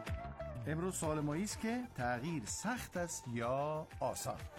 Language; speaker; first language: Persian; native; Persian